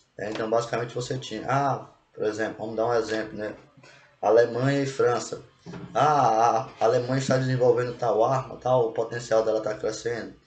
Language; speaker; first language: Portuguese; native; Portuguese